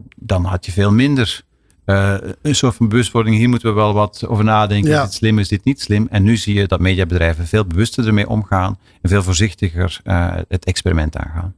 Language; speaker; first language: Dutch; native; Dutch